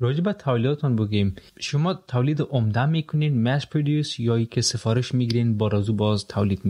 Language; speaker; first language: Persian; native; Persian